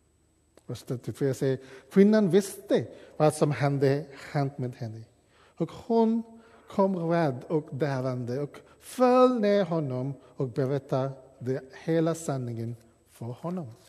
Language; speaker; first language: Swedish; non-native, fluent; English